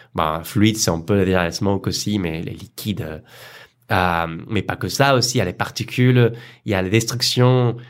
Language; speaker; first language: French; non-native, fluent; Spanish